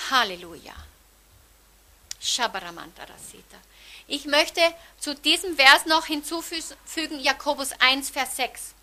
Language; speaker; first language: German; native; German